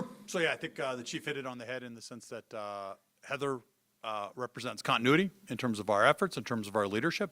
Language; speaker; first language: English; native; English